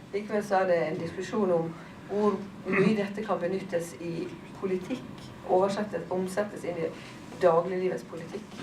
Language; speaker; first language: Norwegian; native; Norwegian